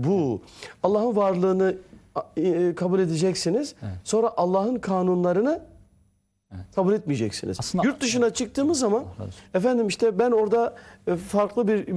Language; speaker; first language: Turkish; native; Turkish